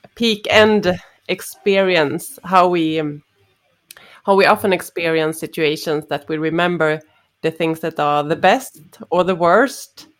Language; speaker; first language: English; non-native, fluent; Swedish